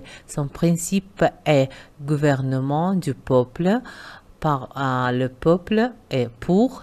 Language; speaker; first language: French; non-native, fluent; Uzbek